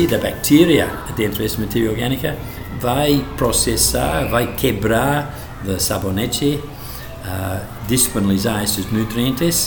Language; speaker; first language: Portuguese; non-native, learner; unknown